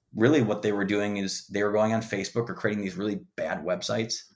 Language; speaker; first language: English; native; English